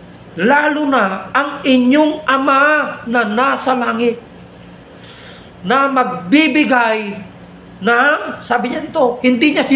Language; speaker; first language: Filipino; native; Filipino